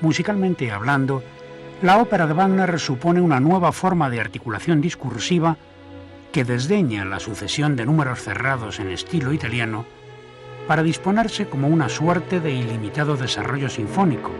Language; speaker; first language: Spanish; native; Spanish